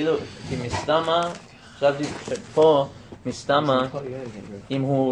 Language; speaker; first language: Hebrew; non-native, learner; English